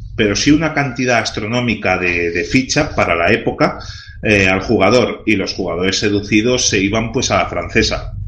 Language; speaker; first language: Spanish; non-native, local second language; Catalan